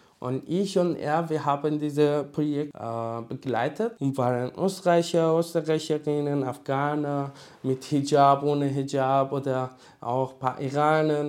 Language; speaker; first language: German; non-native, learner; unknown